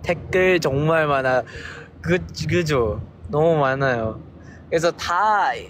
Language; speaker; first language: Korean; non-native, learner; Filipino